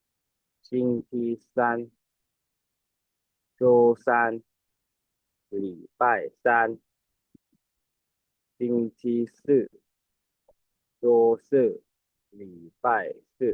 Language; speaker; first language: Chinese; non-native, learner; Lao